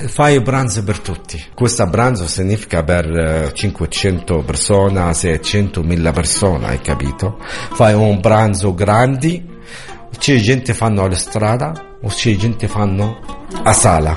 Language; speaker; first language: Italian; non-native, learner; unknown